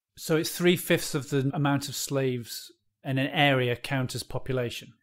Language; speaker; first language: English; native; English